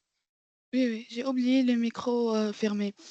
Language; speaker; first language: French; non-native, learner; Arabic